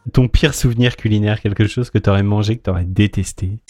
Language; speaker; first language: French; native; French